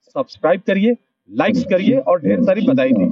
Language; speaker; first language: Hindi; non-native, local second language; Marathi